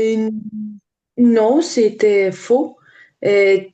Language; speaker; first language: French; non-native, learner; Ukrainian